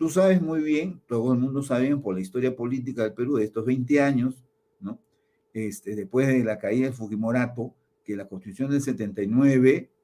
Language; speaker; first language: Spanish; native; Spanish